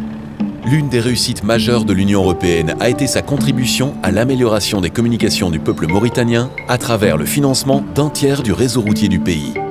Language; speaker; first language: French; native; French